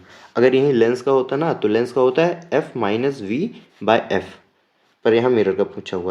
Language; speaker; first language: Hindi; native; Hindi